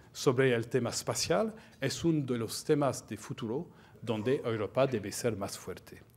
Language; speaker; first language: Spanish; non-native, fluent; French